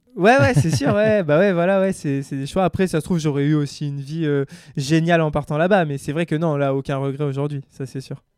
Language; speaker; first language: French; native; French